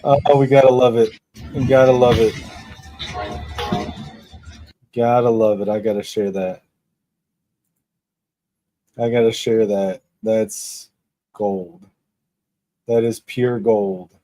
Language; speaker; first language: English; native; English